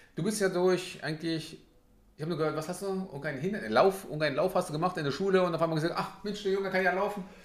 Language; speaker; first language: German; early bilingual, other home language; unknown